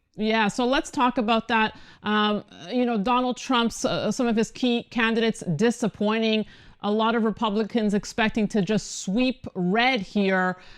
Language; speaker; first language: English; native; English